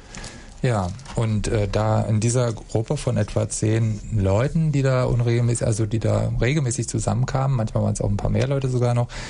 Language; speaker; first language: German; native; German